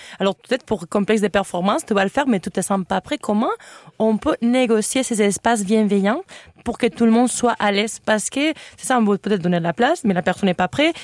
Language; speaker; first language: French; non-native, fluent; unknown